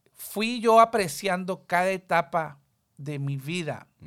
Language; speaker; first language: Spanish; early bilingual, heritage; Spanish